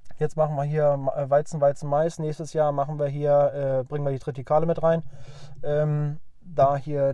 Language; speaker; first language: German; native; German